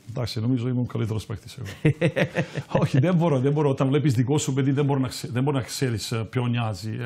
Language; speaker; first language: Greek; non-native, fluent; Serbian